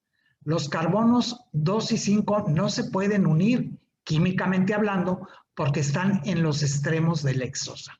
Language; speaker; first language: Spanish; native; Spanish